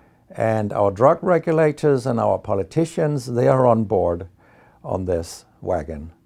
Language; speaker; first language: English; non-native, fluent; Danish